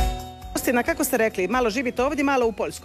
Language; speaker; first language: Serbian; native; Serbian